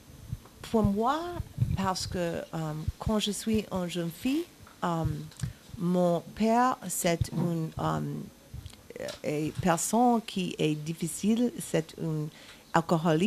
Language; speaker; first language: French; non-native, learner; English